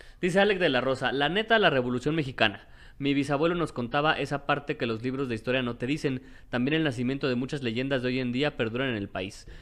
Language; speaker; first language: Spanish; native; Spanish